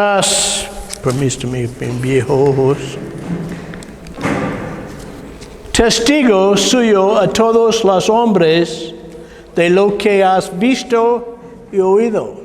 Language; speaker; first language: Spanish; non-native, learner; English